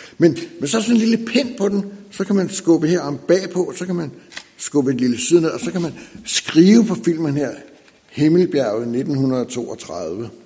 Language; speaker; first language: Danish; native; Danish